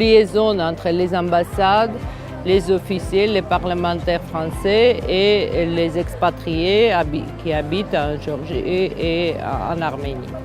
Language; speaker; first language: French; non-native, fluent; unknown